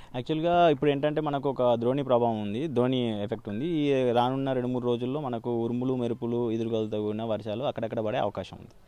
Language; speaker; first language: Telugu; native; Telugu